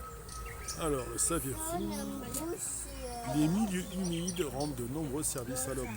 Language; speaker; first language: French; native; French